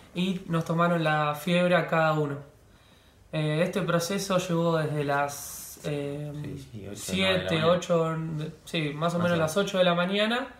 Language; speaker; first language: Spanish; native; Spanish